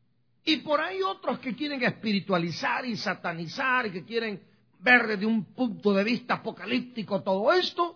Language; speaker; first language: Spanish; native; Spanish